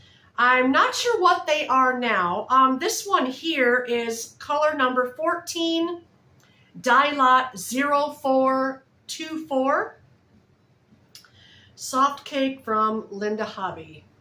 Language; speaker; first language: English; native; English